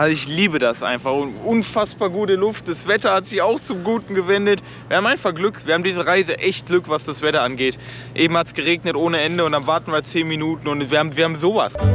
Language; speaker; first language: German; native; German